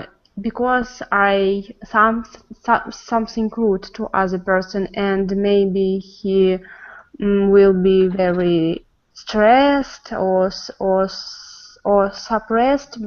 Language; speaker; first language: English; non-native, learner; Russian